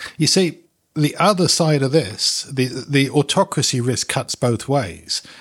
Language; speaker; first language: English; native; English